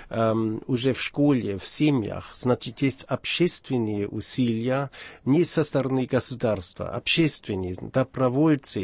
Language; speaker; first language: Russian; non-native, fluent; German